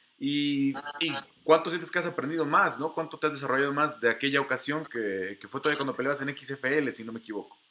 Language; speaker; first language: Spanish; native; Spanish